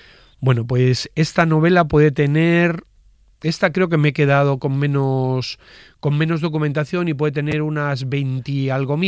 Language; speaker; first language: Spanish; native; Spanish